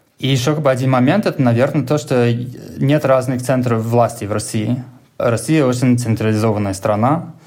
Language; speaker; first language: Russian; non-native, fluent; English